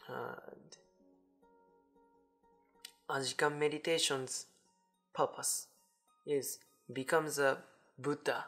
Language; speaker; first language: English; non-native, learner; Japanese